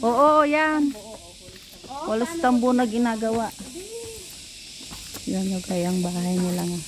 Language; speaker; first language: Filipino; non-native, local second language; Iloko